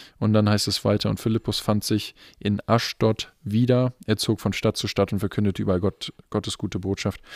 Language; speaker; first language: German; native; German